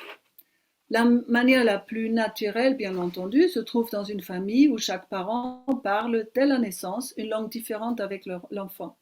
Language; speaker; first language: French; non-native, fluent; German